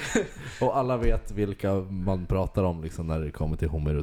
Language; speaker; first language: Swedish; native; Swedish